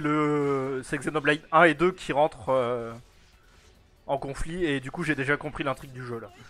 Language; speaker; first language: French; native; French